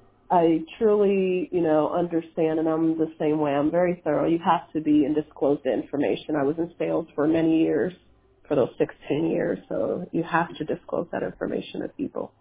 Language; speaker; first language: English; early bilingual, other home language; Spanish